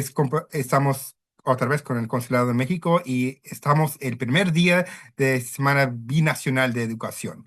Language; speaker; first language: Spanish; early bilingual, heritage; Spanish